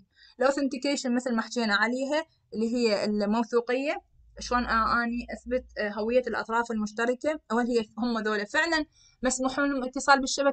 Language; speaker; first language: Arabic; native; Arabic